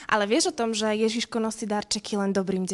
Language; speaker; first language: Slovak; native; Slovak